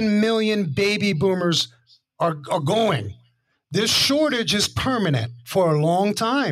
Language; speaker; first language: English; native; English